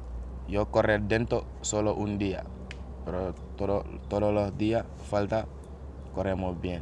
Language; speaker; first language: Spanish; non-native, learner; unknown